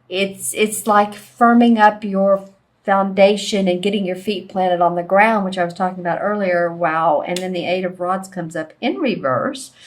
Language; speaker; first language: English; native; English